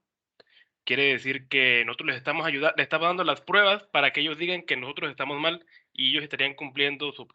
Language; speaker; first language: Spanish; native; Spanish